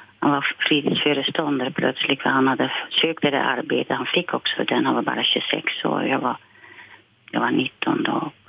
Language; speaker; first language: Swedish; non-native, fluent; Dutch